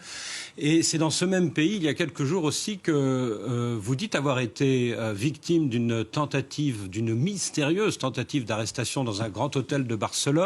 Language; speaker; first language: French; native; French